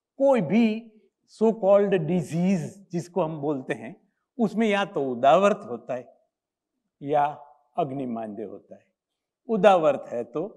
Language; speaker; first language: Hindi; non-native, local second language; Gujarati